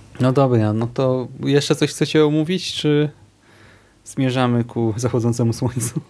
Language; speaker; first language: Polish; native; Polish